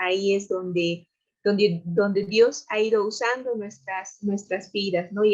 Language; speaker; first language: Spanish; native; Spanish